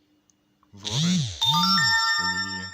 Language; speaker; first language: Danish; non-native, learner; English